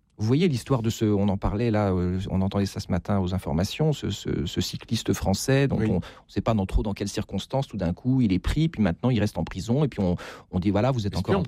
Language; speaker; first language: French; native; French